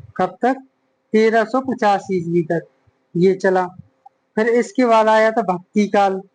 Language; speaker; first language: Hindi; native; Hindi